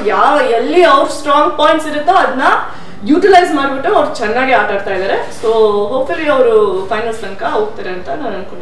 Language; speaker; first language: Kannada; non-native, fluent; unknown